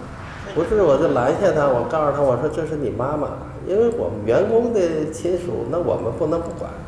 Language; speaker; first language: Chinese; native; Chinese